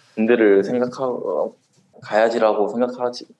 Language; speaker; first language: Korean; native; Korean